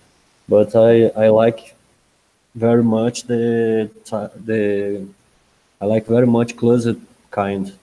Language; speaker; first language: English; non-native, learner; Portuguese